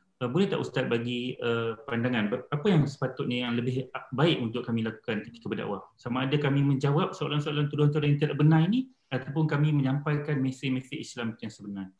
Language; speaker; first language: Malay; native; Malay